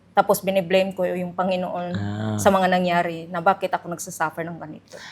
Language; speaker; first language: Filipino; native; Filipino